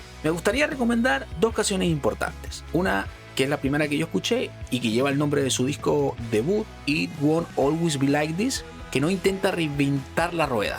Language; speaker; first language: Spanish; native; Spanish